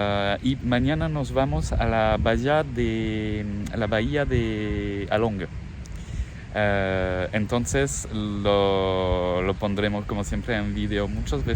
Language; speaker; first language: Spanish; non-native, fluent; French